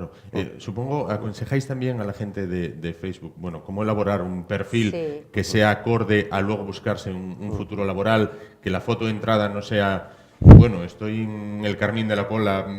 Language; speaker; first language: Spanish; native; Spanish